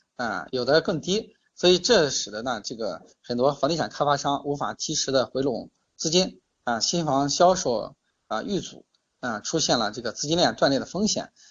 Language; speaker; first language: Chinese; native; Chinese